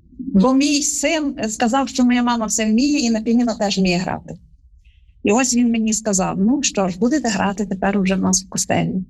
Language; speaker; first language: Ukrainian; native; Ukrainian